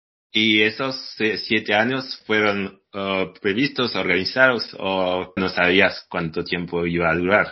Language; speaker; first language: Spanish; non-native, fluent; French